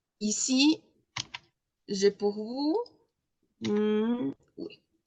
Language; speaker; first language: French; non-native, learner; Spanish